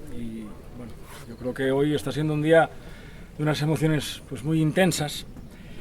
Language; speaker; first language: Spanish; native; Spanish